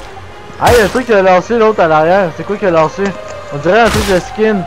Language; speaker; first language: French; native; French